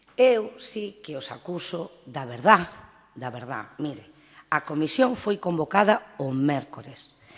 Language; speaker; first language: Galician; non-native, local second language; Spanish